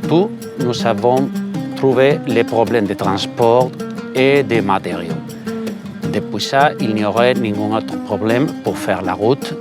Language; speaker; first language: French; non-native, learner; Spanish